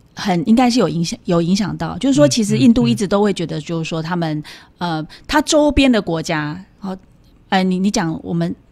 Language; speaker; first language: Chinese; native; Chinese